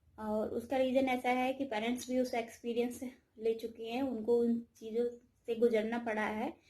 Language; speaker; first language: Hindi; native; Hindi